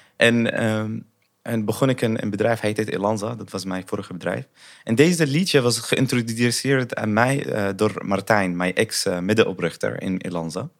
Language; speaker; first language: Dutch; non-native, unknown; Arabic